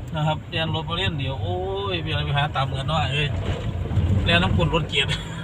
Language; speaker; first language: Thai; native; Thai